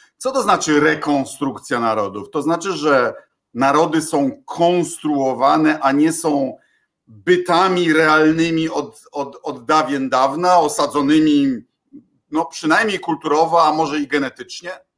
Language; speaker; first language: Polish; native; Polish